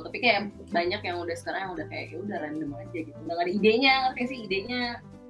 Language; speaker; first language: Indonesian; native; Indonesian